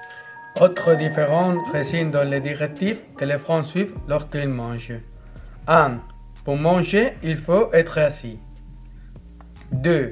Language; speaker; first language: French; non-native, fluent; Spanish